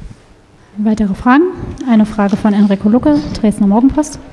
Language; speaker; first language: German; native; German